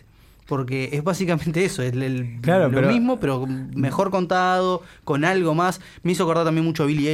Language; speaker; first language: Spanish; native; Spanish